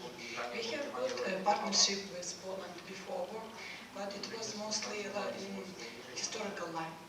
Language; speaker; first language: English; non-native, learner; Ukrainian